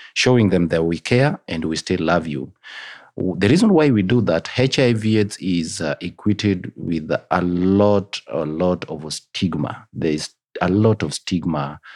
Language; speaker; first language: English; non-native, local second language; Luo (Kenya and Tanzania)